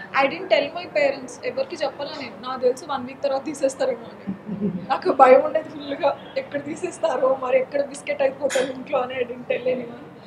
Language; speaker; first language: Telugu; non-native, local second language; Marathi